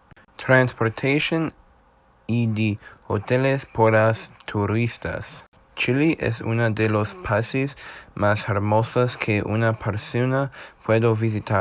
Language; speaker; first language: Spanish; non-native, learner; English